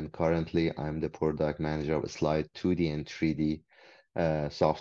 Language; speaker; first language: English; non-native, fluent; Persian